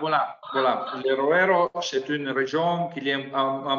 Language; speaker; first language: French; non-native, learner; Italian